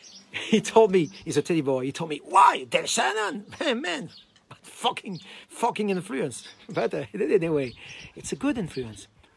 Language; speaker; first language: English; non-native, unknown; French